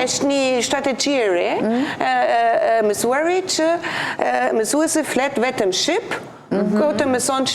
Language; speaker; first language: Albanian; non-native, fluent; German